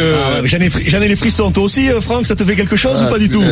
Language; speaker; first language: French; native; French